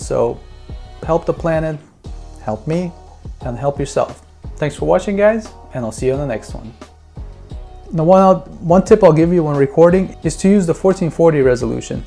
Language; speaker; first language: English; native; English